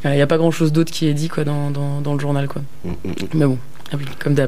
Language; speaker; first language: French; native; French